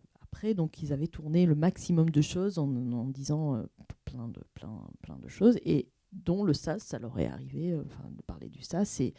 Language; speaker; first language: French; native; French